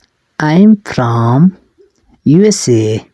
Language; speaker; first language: English; non-native, learner; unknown